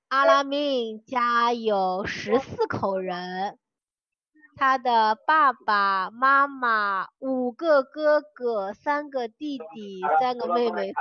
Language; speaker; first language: Chinese; non-native, fluent; English